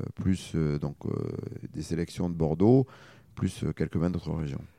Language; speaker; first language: French; native; French